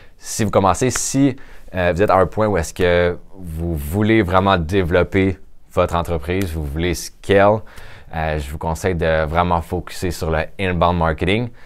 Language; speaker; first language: French; native; French